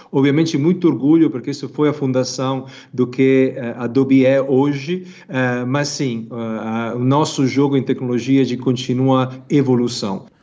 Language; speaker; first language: Portuguese; non-native, fluent; Italian